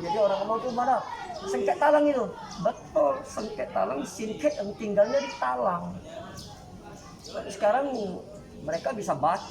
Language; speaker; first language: Indonesian; native; Indonesian